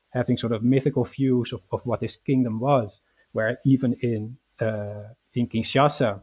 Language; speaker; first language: English; non-native, fluent; Dutch